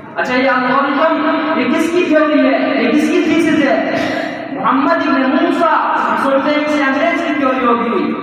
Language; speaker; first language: Urdu; native; Urdu